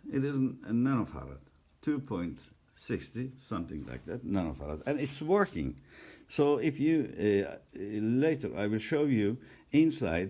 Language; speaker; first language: English; non-native, learner; Turkish